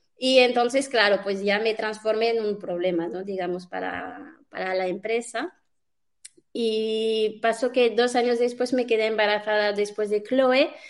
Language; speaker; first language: Spanish; non-native, fluent; French